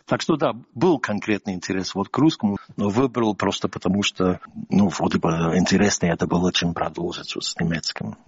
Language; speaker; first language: Russian; non-native, fluent; English